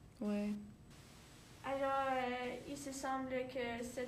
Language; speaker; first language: French; non-native, learner; English